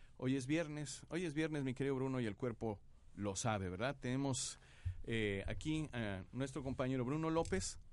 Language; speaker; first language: Spanish; native; Spanish